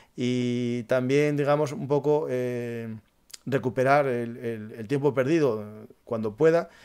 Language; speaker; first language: Spanish; native; Spanish